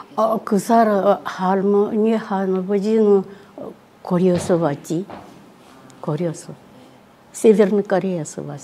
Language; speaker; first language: Korean; early bilingual, heritage; Korean